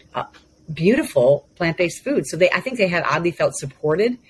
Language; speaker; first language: English; native; English